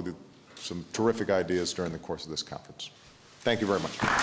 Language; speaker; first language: English; native; English